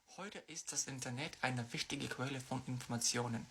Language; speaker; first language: German; non-native, fluent; Ukrainian